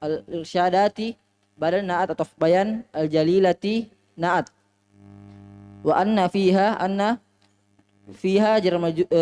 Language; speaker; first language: Arabic; non-native, learner; Indonesian